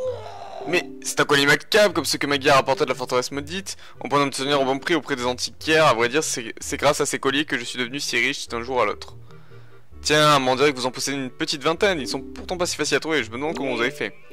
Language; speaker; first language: French; native; French